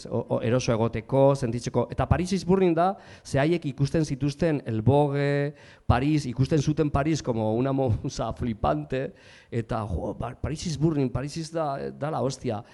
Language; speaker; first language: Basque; non-native, local second language; Spanish